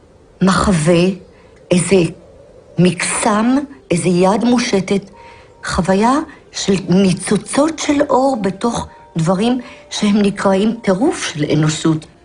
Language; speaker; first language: Hebrew; early bilingual, other home language; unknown